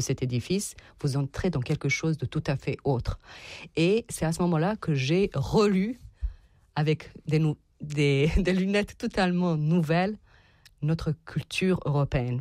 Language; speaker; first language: French; non-native, fluent; Serbian